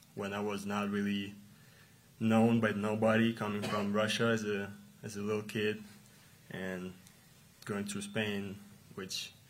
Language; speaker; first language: English; non-native, fluent; Russian